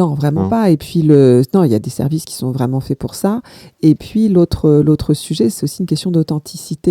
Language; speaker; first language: French; native; French